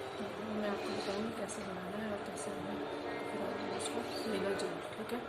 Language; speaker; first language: Hindi; non-native, local second language; Punjabi